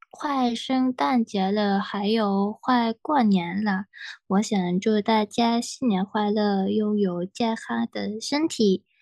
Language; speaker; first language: Chinese; non-native, fluent; Thai